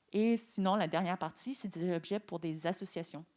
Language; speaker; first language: French; non-native, fluent; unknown